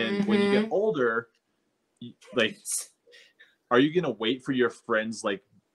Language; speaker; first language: English; native; English